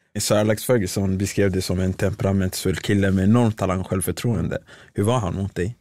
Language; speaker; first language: Swedish; early bilingual, other home language; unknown